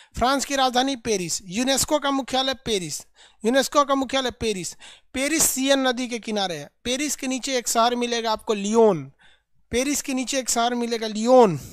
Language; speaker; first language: Hindi; native; Hindi